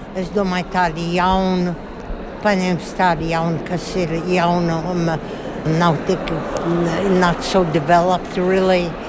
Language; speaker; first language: Latvian; early bilingual, heritage; Latvian